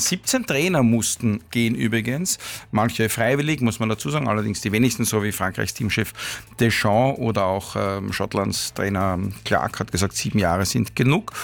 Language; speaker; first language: German; native; German